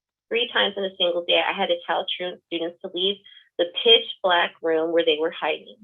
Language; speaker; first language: English; native; English